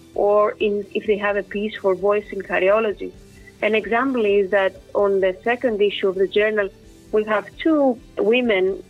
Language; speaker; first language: English; non-native, fluent; Greek